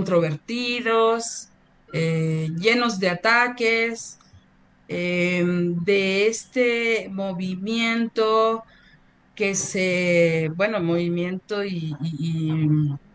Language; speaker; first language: Spanish; native; Spanish